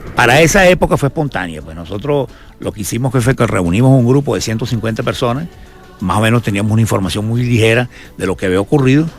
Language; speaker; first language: Spanish; native; Spanish